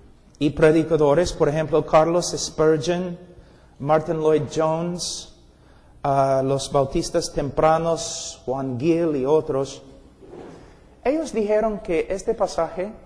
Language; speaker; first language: Spanish; non-native, fluent; English